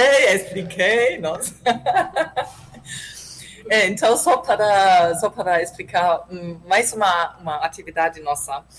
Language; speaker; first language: Portuguese; non-native, fluent; German